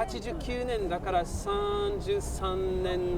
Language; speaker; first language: Japanese; non-native, learner; French